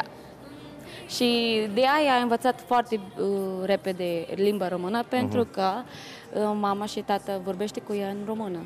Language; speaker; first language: Romanian; non-native, learner; Filipino